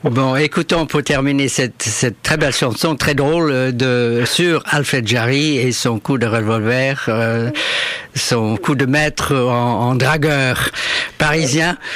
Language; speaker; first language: French; native; French